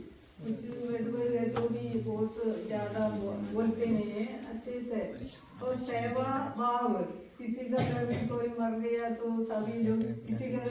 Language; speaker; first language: Hindi; non-native, local second language; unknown